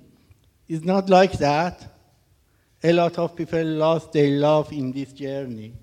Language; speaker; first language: English; non-native, learner; Persian